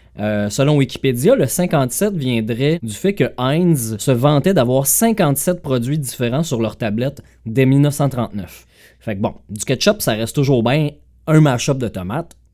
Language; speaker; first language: French; native; French